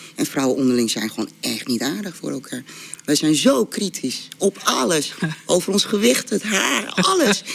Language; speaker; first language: Dutch; early bilingual, other home language; Korean